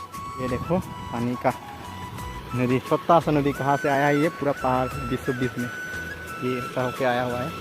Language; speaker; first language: Hindi; non-native, local second language; Karbi